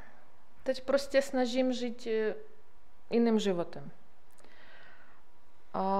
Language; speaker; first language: Czech; non-native, learner; Ukrainian